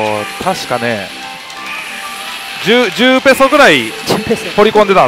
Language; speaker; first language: Japanese; native; Japanese